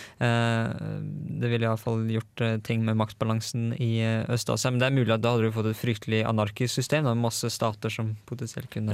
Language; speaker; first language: Norwegian; native; Norwegian